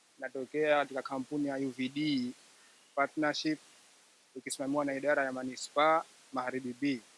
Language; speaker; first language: Swahili; native; Swahili